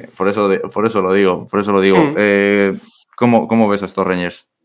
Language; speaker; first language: Spanish; native; Spanish